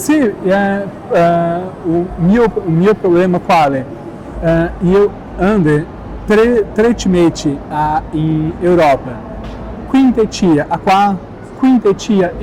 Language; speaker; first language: Italian; non-native, learner; Portuguese